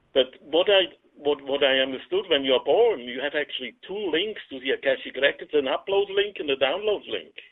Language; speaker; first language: English; non-native, fluent; Swiss German